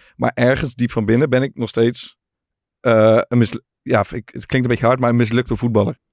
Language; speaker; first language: Dutch; native; Dutch